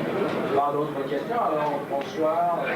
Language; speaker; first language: French; non-native, learner; English